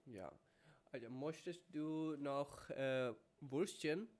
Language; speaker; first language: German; non-native, fluent; Urdu